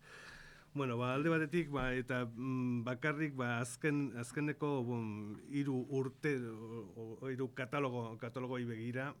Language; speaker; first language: Basque; non-native, local second language; Spanish